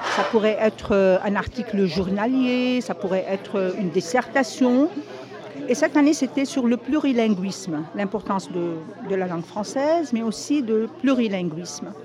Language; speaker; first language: French; non-native, local second language; Arabic